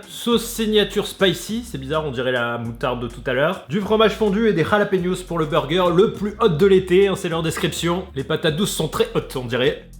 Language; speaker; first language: French; native; French